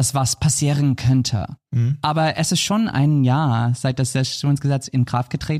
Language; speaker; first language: German; non-native, fluent; English